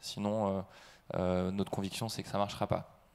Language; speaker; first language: French; native; French